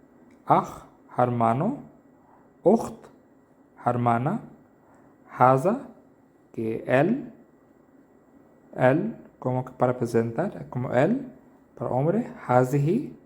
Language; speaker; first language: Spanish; non-native, learner; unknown